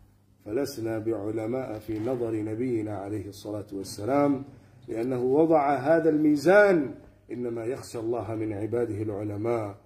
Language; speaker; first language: Arabic; non-native, fluent; Urdu